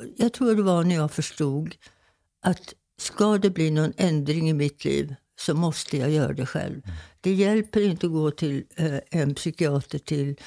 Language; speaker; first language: Swedish; native; Swedish